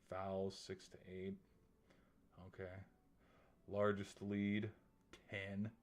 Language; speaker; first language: English; native; English